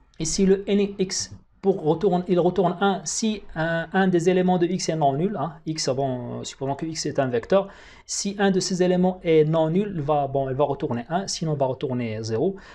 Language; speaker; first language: French; non-native, local second language; Arabic